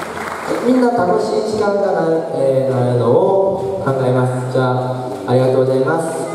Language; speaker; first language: Japanese; non-native, learner; Korean